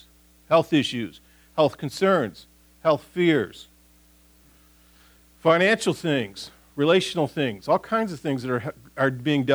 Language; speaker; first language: English; native; English